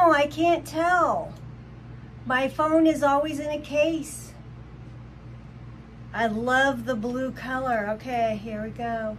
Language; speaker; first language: English; native; English